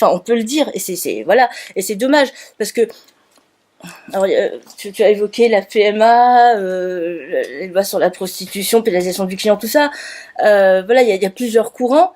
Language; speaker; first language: French; native; French